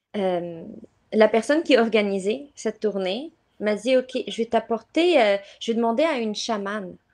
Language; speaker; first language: French; non-native, local second language; Arabic